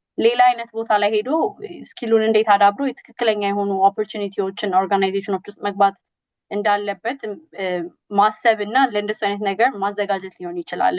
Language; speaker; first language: Amharic; native; Amharic